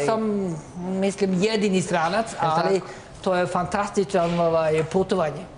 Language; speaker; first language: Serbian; non-native, learner; Norwegian